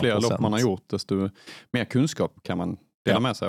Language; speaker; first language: Swedish; native; Swedish